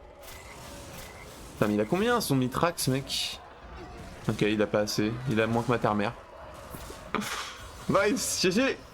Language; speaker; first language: French; native; French